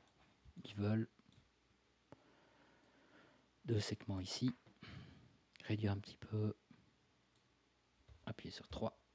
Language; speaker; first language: French; native; French